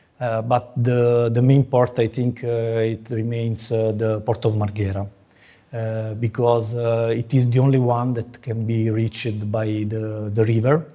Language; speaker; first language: English; non-native, fluent; Italian